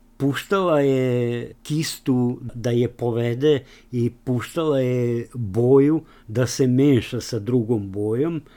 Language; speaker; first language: Serbian; non-native, local second language; Slovak